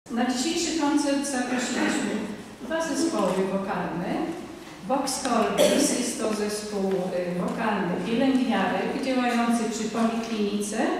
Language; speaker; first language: Polish; native; Polish